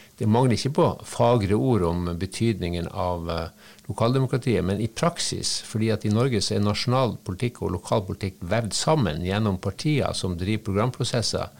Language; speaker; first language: Norwegian; native; Norwegian